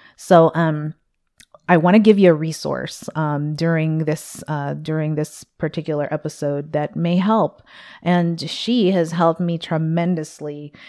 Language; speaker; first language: English; early bilingual, other home language; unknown